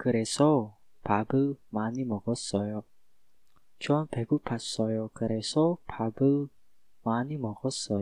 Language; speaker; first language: Korean; non-native, fluent; Indonesian